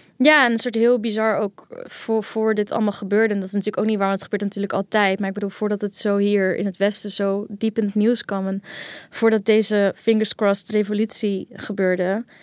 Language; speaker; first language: Dutch; early bilingual, other home language; Kurdish